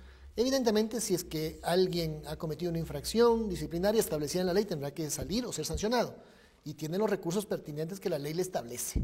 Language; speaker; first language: Spanish; native; Spanish